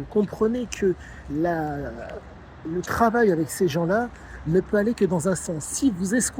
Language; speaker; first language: French; native; French